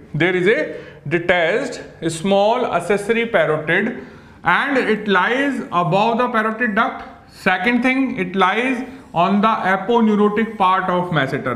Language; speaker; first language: English; non-native, local second language; Hindi